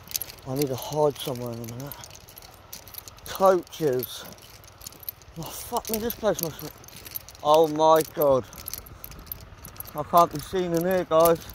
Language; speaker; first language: English; native; English